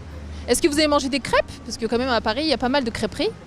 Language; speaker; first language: French; native; French